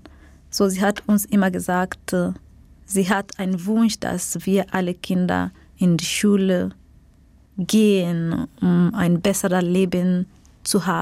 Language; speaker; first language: German; non-native, fluent; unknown